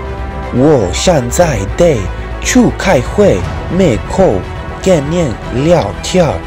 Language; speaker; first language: Chinese; non-native, learner; English